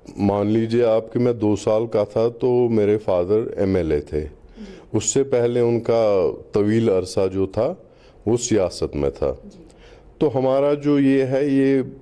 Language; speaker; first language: Hindi; non-native, local second language; Kashmiri